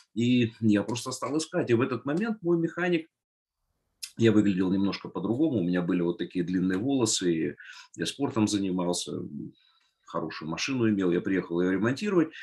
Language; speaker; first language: Russian; native; Russian